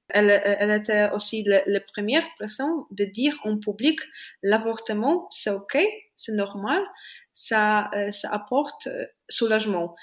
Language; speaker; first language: French; non-native, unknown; Polish